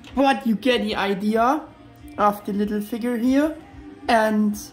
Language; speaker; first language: English; non-native, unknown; German